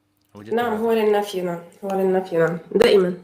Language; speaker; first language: Arabic; native; Arabic